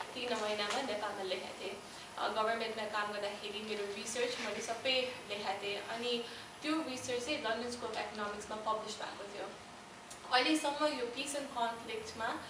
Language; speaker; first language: Nepali; early bilingual, heritage; Nepali